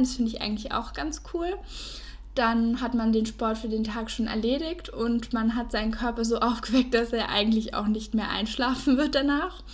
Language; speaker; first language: German; native; German